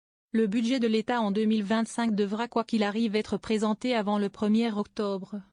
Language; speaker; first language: French; native; French